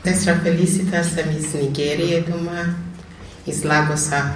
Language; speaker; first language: Slovenian; non-native, fluent; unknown